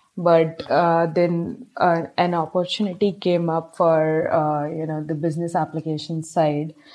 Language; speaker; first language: English; non-native, local second language; Hindi